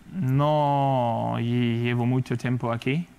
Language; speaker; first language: Spanish; non-native, fluent; Danish